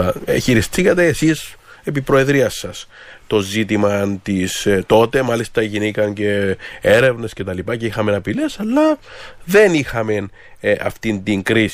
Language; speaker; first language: Greek; native; Greek